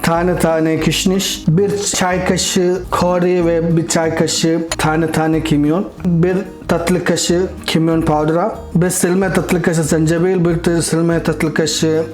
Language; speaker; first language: Turkish; non-native, learner; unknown